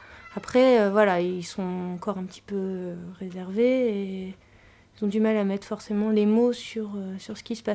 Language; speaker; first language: French; native; French